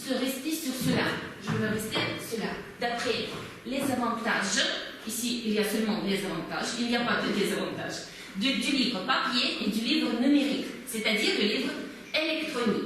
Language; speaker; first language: French; non-native, fluent; Russian